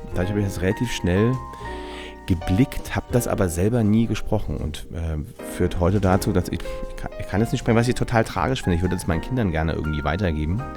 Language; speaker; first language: German; native; German